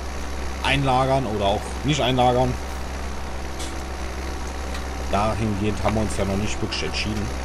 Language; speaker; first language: German; native; German